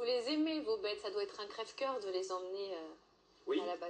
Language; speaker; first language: French; native; French